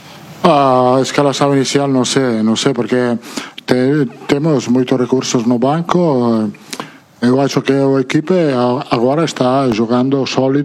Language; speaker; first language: Portuguese; non-native, fluent; Italian